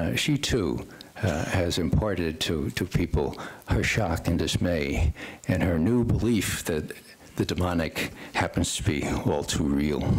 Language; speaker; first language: English; native; English